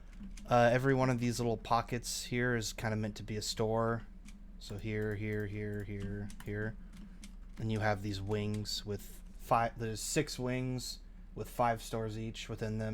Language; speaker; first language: English; native; English